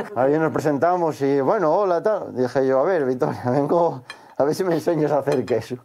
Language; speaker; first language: Spanish; native; Spanish